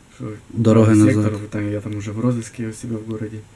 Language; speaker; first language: Ukrainian; non-native, local second language; Russian